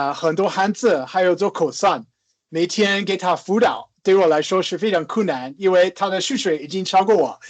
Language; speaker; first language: Chinese; non-native, fluent; English